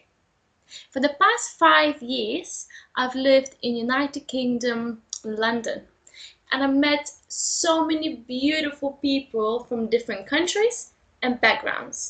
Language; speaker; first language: English; non-native, fluent; Lithuanian